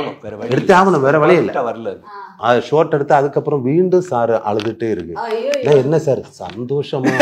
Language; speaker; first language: Tamil; non-native, learner; Malayalam